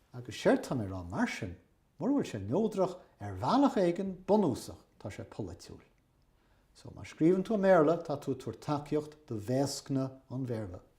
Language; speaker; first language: Irish; native; Irish